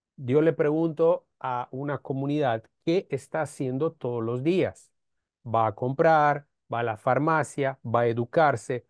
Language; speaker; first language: Spanish; non-native, fluent; Romanian